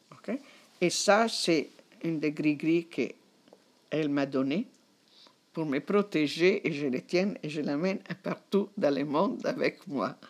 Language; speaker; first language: French; non-native, fluent; Italian